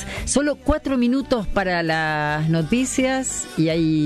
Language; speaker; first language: Spanish; native; Spanish